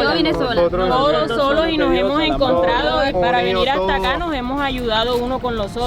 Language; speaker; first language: Spanish; native; Spanish